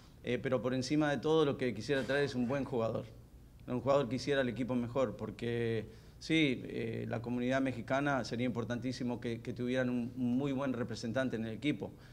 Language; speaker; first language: Spanish; early bilingual, heritage; Spanish